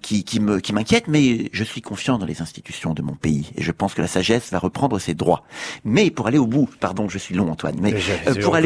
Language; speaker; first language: French; native; French